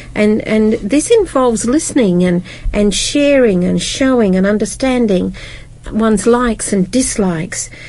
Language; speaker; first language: English; native; English